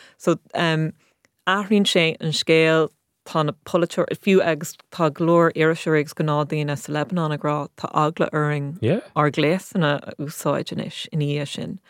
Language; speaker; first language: Irish; non-native, local second language; English